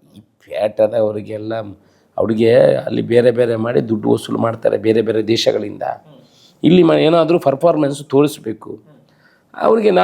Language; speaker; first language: Kannada; non-native, local second language; Tulu